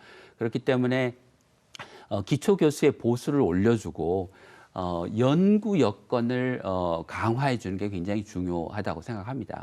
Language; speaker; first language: Korean; native; Korean